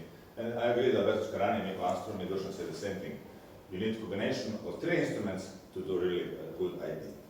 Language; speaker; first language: English; non-native, fluent; Serbian